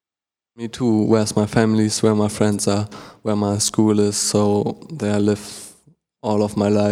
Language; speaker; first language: English; non-native, learner; German